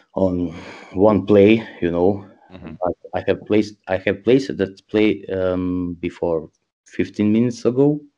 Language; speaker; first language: English; non-native, learner; Croatian